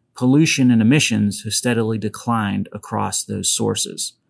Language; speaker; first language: English; native; English